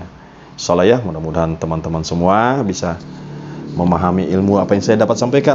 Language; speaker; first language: Indonesian; native; Indonesian